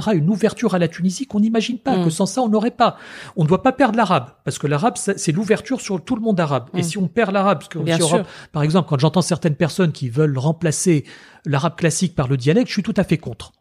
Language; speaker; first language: French; native; French